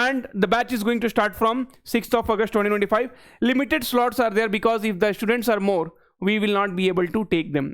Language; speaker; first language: English; non-native, local second language; Hindi